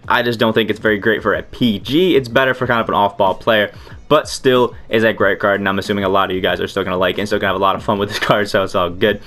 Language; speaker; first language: English; native; English